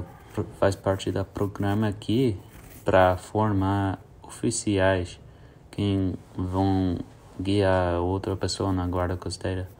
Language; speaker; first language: Portuguese; early bilingual, heritage; English